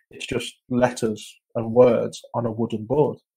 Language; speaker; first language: English; native; English